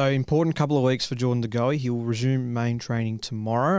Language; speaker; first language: English; native; English